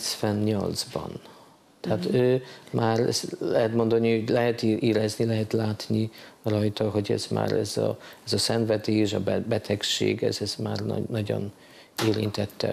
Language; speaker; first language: Hungarian; non-native, fluent; Polish